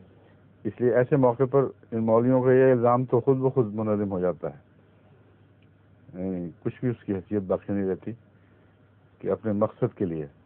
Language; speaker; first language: Urdu; native; Urdu